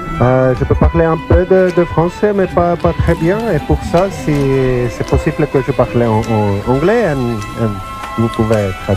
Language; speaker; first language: French; non-native, learner; Finnish